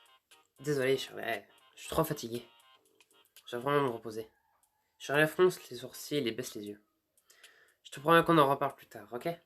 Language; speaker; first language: French; native; French